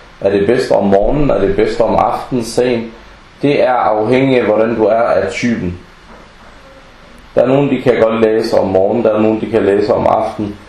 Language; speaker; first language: Danish; early bilingual, other home language; Arabic